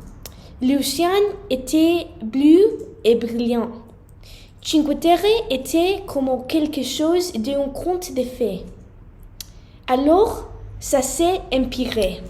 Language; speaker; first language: French; non-native, learner; English